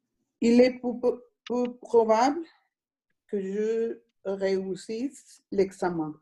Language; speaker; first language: French; non-native, fluent; Spanish